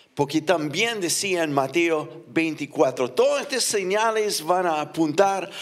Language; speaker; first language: Spanish; non-native, fluent; English